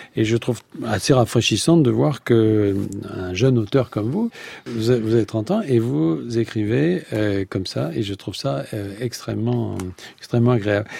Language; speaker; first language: French; native; French